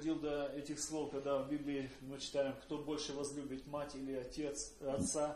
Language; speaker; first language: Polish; non-native, learner; Russian